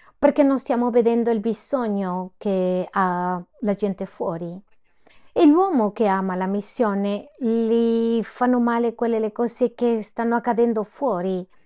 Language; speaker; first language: Italian; non-native, fluent; Spanish